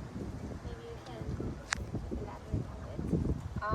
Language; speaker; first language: English; non-native, fluent; Chinese